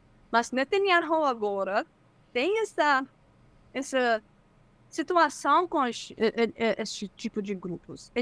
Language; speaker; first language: Portuguese; non-native, fluent; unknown